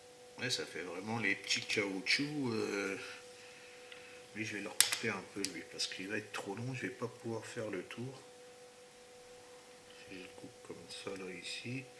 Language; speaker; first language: French; native; French